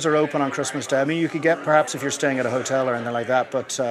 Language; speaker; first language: English; native; English